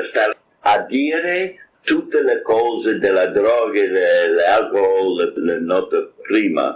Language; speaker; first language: Italian; non-native, fluent; English